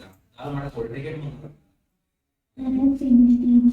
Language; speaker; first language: English; non-native, local second language; Sinhala